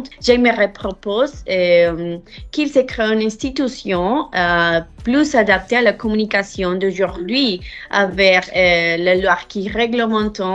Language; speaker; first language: French; non-native, learner; Spanish